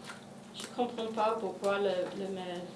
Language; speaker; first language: French; non-native, learner; English